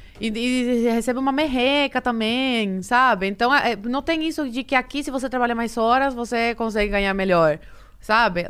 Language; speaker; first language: Portuguese; early bilingual, other home language; Spanish